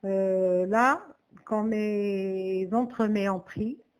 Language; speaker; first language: French; non-native, local second language; Arabic